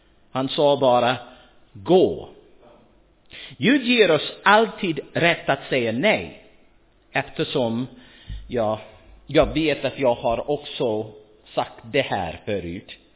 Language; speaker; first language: Swedish; non-native, fluent; English